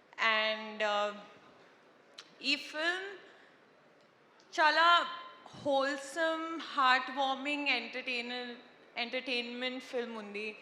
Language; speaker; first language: Telugu; non-native, learner; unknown